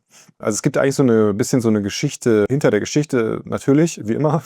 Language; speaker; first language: German; native; German